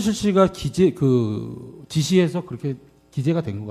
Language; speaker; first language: Korean; native; Korean